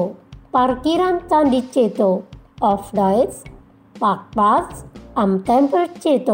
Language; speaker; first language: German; non-native, learner; Indonesian